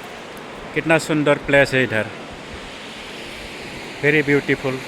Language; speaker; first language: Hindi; non-native, local second language; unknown